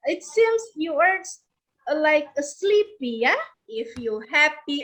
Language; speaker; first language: English; non-native, learner; Indonesian